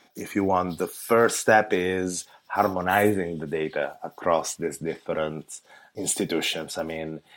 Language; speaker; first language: English; non-native, fluent; Italian